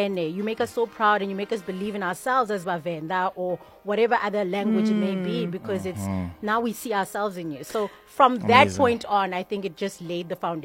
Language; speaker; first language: English; non-native, local second language; Venda